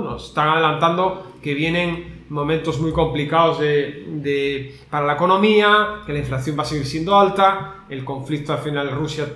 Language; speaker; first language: Spanish; native; Spanish